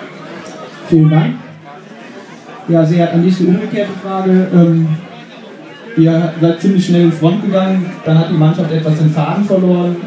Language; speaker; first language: German; native; German